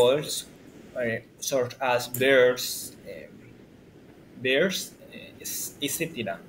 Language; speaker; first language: English; non-native, learner; Spanish